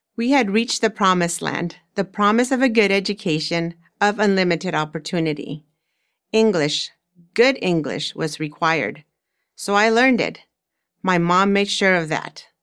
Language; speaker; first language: English; early bilingual, other home language; Spanish